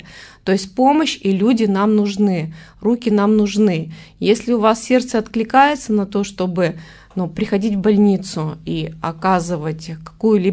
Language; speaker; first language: Russian; native; Russian